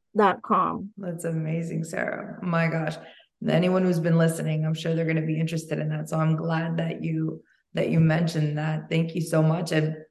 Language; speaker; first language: English; early bilingual, other home language; Albanian